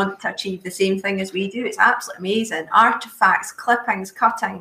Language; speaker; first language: English; native; English